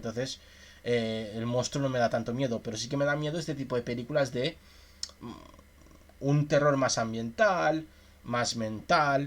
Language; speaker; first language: Spanish; native; Spanish